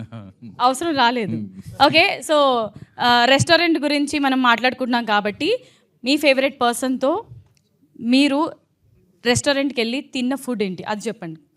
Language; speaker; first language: Telugu; native; Telugu